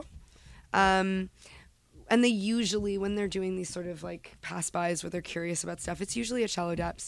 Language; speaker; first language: English; native; English